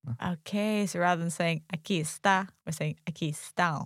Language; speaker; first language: Portuguese; non-native, learner; English